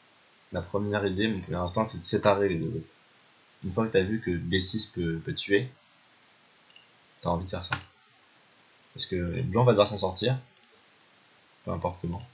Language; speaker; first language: French; native; French